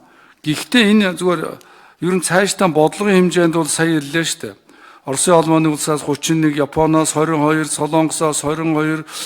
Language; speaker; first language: Mongolian; native; Mongolian